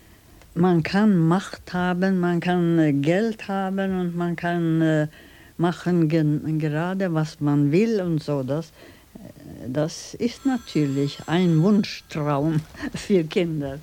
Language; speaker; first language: German; non-native, fluent; Swedish